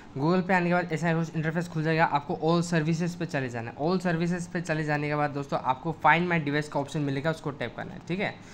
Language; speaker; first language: Hindi; native; Hindi